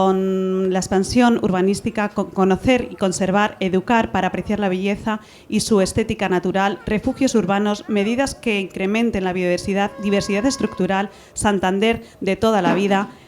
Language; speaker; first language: Spanish; native; Spanish